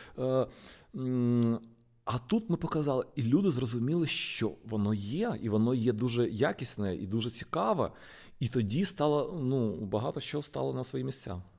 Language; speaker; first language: Ukrainian; non-native, local second language; Russian